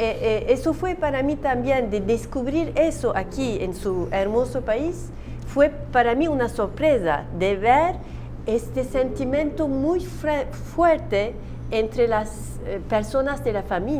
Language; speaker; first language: Spanish; non-native, learner; Turkish